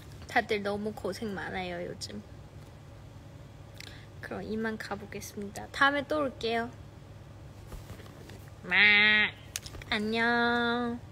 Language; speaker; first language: Korean; non-native, fluent; Chinese